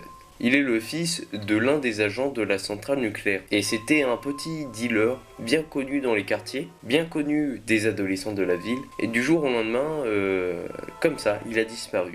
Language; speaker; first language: French; native; French